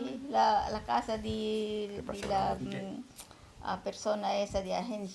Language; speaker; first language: Spanish; non-native, learner; Filipino